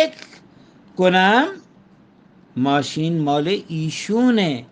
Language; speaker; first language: Persian; non-native, fluent; Urdu